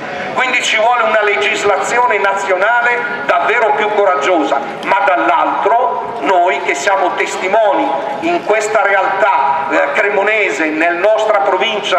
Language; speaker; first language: Italian; native; Italian